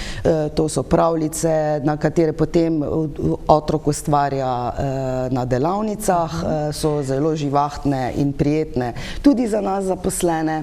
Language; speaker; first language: Slovenian; native; Slovenian